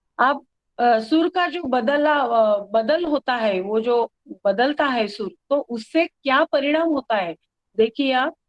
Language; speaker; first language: Hindi; non-native, local second language; Marathi